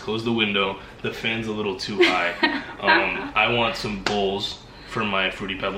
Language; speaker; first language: English; native; English